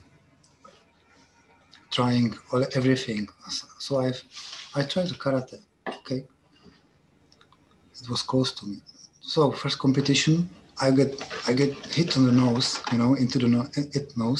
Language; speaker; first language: English; non-native, learner; Czech